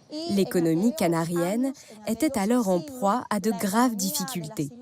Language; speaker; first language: French; native; French